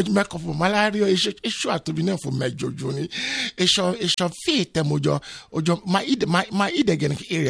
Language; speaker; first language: Hungarian; non-native, learner; Yoruba